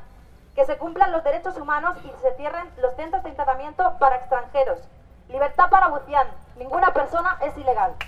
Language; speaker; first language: Spanish; native; Spanish